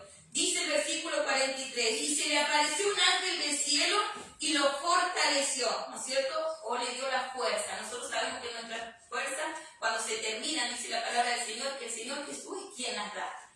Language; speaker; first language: Spanish; native; Spanish